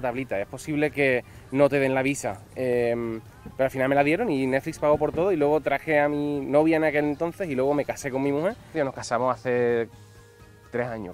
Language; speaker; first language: Spanish; native; Spanish